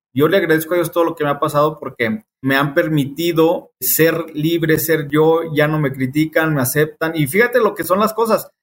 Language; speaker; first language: Spanish; native; Spanish